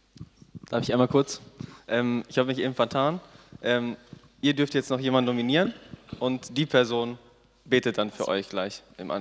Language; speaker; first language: German; native; German